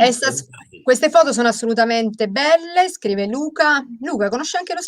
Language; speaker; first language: Italian; native; Italian